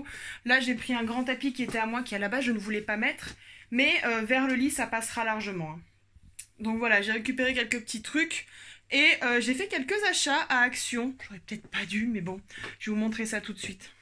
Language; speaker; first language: French; native; French